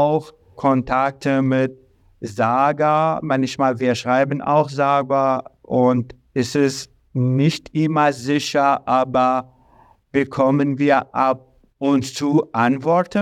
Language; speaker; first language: German; non-native, learner; Arabic